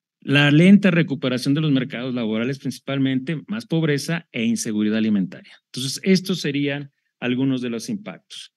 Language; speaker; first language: Spanish; native; Spanish